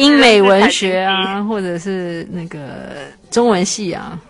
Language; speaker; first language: Chinese; native; Chinese